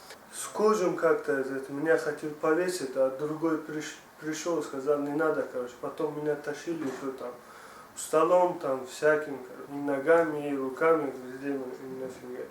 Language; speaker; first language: Russian; non-native, learner; Tajik